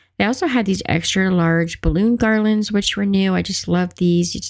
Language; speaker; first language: English; native; English